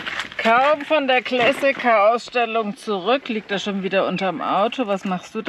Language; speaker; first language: German; native; German